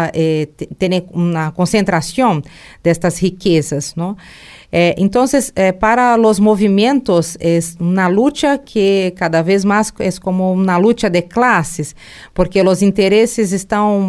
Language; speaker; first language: Spanish; non-native, learner; Portuguese